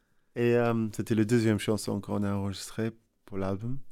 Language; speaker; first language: French; non-native, learner; English